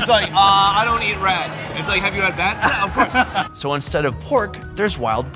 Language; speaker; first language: English; native; English